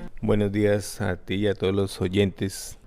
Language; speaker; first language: Spanish; native; Spanish